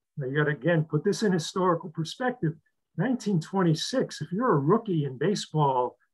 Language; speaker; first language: English; native; English